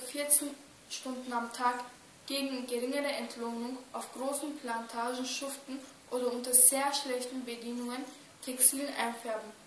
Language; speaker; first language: German; early bilingual, other home language; Turkish